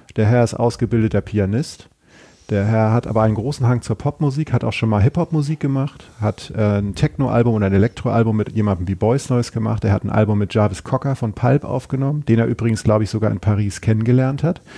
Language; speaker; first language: German; native; German